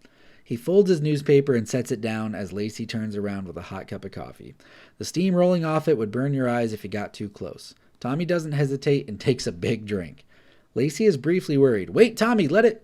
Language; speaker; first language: English; native; English